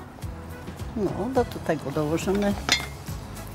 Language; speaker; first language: Polish; native; Polish